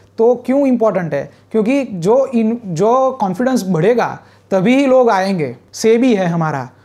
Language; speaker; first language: Hindi; non-native, local second language; Gujarati